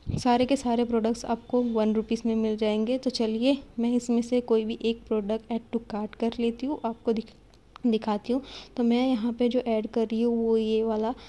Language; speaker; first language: Hindi; native; Hindi